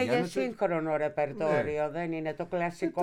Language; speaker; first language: Greek; native; Greek